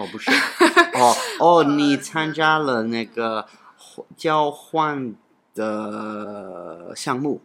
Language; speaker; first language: Chinese; non-native, learner; English